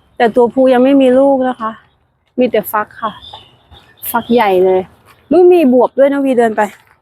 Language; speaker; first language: Thai; native; Thai